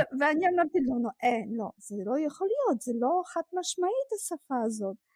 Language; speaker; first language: Hebrew; non-native, fluent; Polish